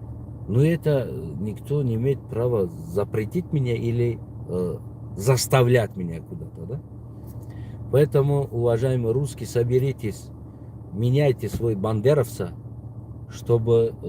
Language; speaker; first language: Russian; non-native, local second language; Tajik